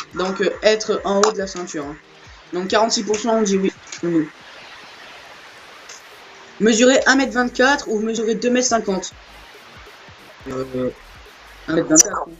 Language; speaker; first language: French; native; French